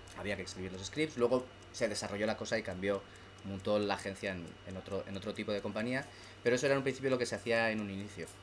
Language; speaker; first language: Spanish; native; Spanish